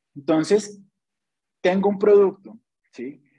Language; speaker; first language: Spanish; native; Spanish